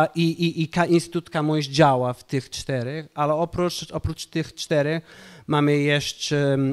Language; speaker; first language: Polish; non-native, fluent; Portuguese